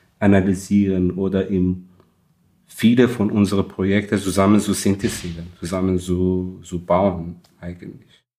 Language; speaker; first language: German; non-native, fluent; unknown